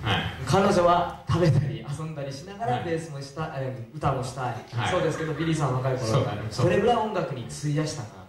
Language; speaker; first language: Japanese; native; Japanese